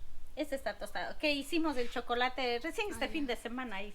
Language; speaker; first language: Spanish; native; Spanish